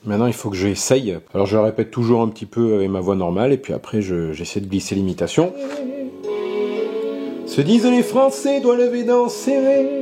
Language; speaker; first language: French; native; French